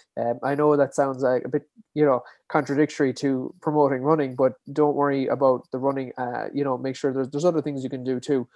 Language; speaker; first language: English; native; English